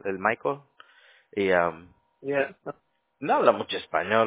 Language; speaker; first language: Spanish; non-native, learner; English